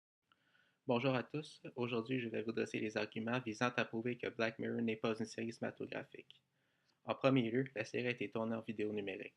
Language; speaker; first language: French; native; French